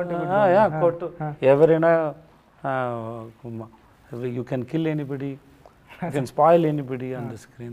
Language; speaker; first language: Telugu; non-native, local second language; Tamil